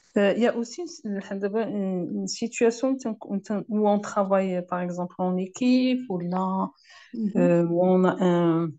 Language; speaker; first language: French; native; French